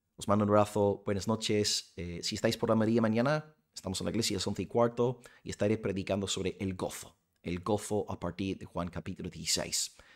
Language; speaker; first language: Spanish; non-native, fluent; English